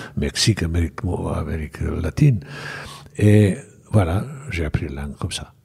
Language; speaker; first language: French; non-native, fluent; Bosnian